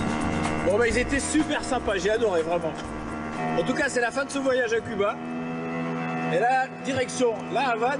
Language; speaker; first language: French; native; French